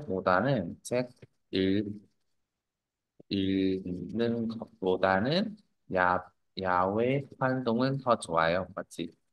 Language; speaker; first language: Korean; non-native, fluent; Vietnamese